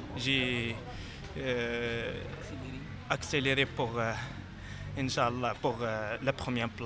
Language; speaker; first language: French; non-native, learner; Arabic